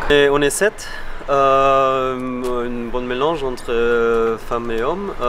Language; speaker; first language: French; non-native, fluent; German